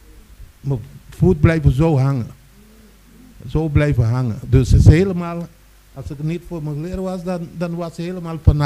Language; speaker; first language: Dutch; non-native, local second language; Papiamento